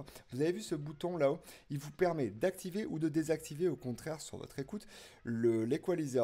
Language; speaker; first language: French; native; French